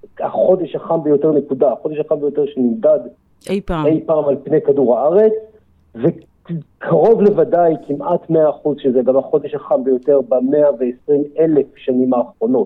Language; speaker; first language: Hebrew; native; Hebrew